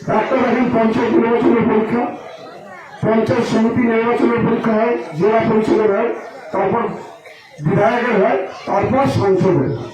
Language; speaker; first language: Bangla; native; Bangla